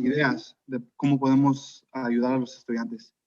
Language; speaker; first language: Spanish; early bilingual, heritage; Spanish